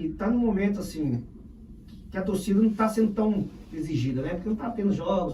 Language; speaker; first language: Portuguese; native; Portuguese